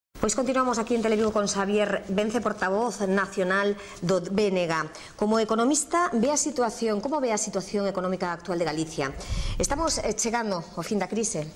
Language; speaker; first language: Galician; non-native, local second language; Spanish